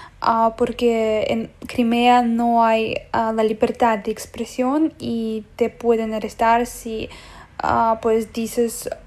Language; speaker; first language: Spanish; non-native, fluent; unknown